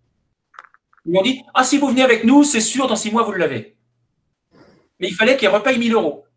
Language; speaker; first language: French; native; French